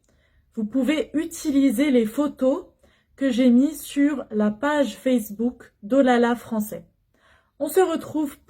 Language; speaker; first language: French; non-native, fluent; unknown